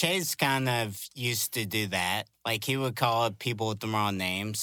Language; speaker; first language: English; native; English